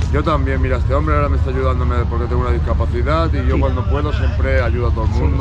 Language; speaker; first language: Spanish; native; Spanish